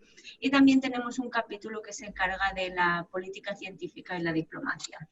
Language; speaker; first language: Spanish; native; Spanish